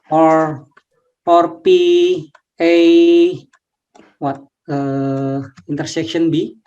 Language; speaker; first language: English; non-native, learner; Indonesian